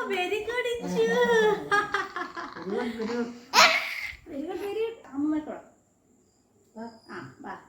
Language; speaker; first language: Malayalam; non-native, learner; Bangla